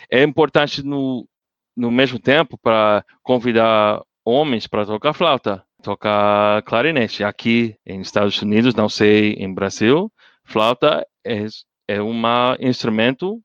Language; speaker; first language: Portuguese; non-native, learner; English